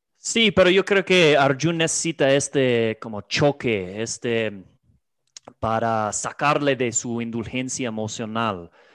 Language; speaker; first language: Spanish; non-native, fluent; English